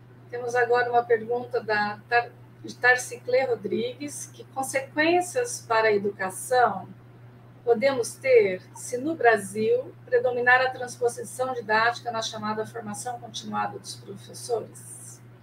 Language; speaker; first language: Portuguese; native; Portuguese